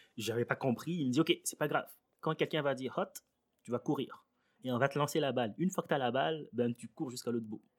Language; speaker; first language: French; early bilingual, other home language; Swahili